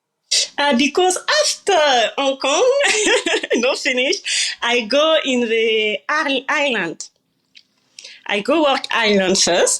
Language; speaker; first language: English; non-native, learner; French